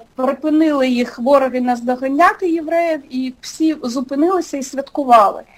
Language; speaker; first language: Ukrainian; native; Ukrainian